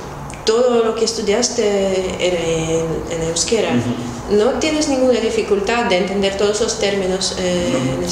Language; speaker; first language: Spanish; non-native, fluent; Russian